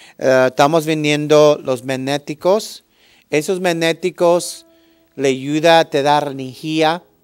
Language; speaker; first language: Spanish; early bilingual, heritage; English